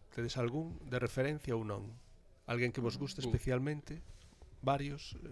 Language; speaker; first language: Galician; native; Galician